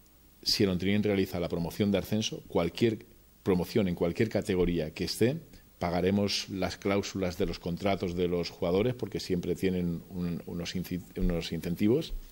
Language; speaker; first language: Spanish; native; Spanish